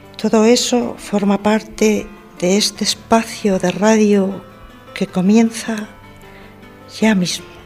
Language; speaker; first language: Spanish; native; Spanish